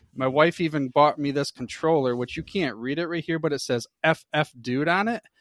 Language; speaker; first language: English; native; English